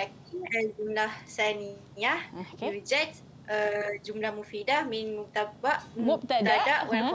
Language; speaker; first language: Arabic; non-native, learner; Malay